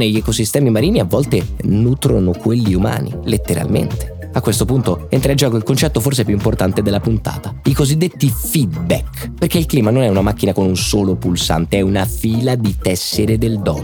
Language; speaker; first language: Italian; native; Italian